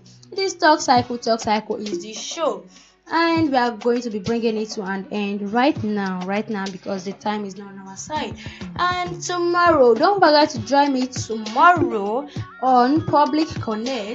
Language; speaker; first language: English; non-native, local second language; Yoruba